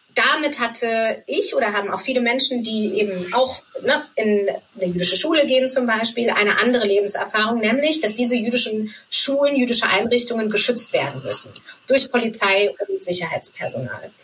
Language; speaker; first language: German; native; German